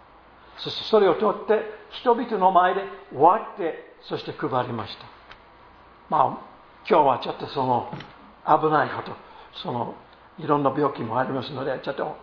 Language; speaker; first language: Japanese; non-native, fluent; English